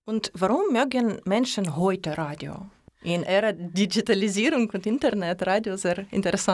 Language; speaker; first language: German; non-native, learner; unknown